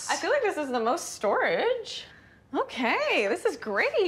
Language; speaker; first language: English; native; English